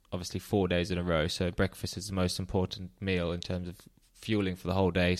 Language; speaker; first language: English; native; English